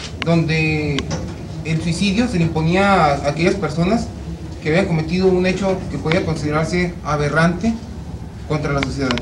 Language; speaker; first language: Spanish; native; Spanish